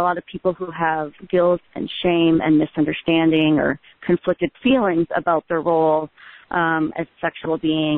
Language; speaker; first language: English; native; English